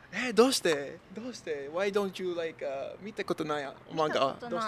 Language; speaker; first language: Japanese; non-native, learner; English